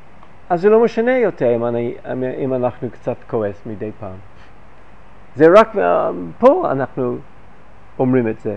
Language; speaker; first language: Hebrew; non-native, fluent; English